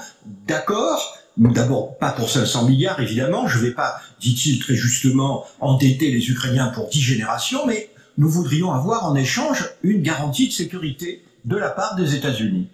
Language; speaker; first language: French; native; French